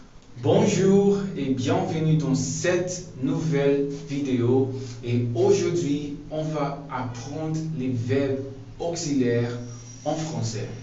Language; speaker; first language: French; non-native, fluent; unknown